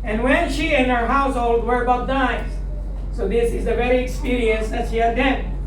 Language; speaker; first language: English; non-native, local second language; Filipino